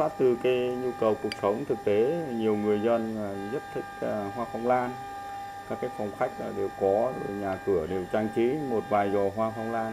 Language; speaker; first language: Vietnamese; native; Vietnamese